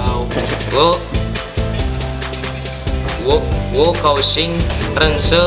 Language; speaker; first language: Chinese; non-native, learner; Indonesian